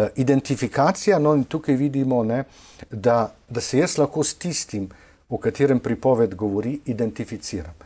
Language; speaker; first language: Slovenian; native; Slovenian